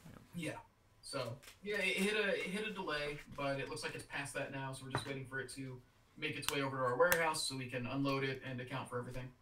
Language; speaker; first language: English; native; English